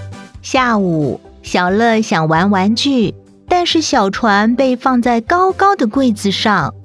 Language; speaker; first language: Chinese; native; Chinese